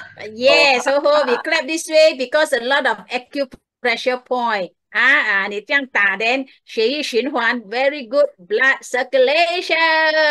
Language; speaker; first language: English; non-native, local second language; Chinese